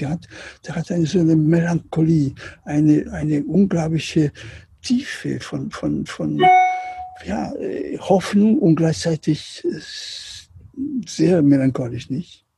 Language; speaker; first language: German; non-native, learner; Catalan